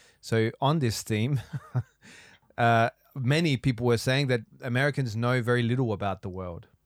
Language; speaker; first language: English; native; English